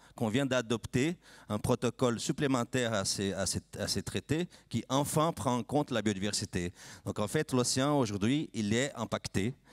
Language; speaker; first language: French; non-native, fluent; Portuguese